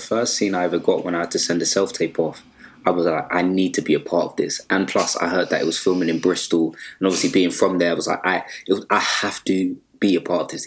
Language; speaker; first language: English; native; English